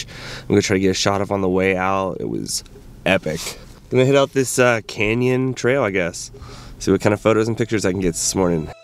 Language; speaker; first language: English; native; English